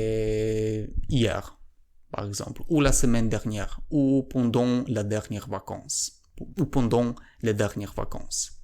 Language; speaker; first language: French; non-native, learner; Polish